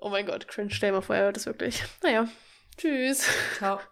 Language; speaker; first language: German; native; German